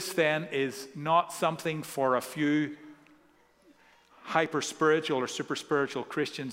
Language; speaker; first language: English; native; English